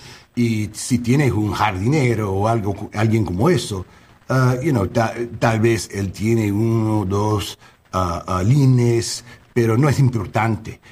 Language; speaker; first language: Spanish; non-native, learner; English